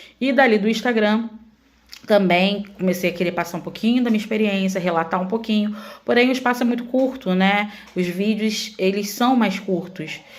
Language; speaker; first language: Portuguese; native; Portuguese